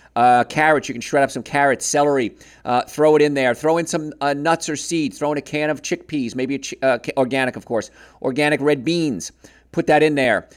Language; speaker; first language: English; native; English